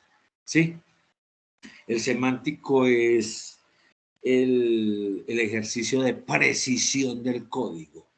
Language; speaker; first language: Spanish; native; Spanish